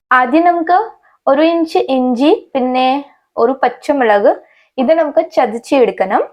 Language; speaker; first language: Malayalam; non-native, learner; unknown